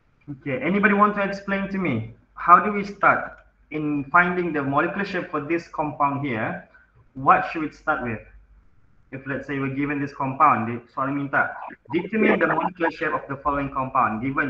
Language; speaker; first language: English; non-native, local second language; Malay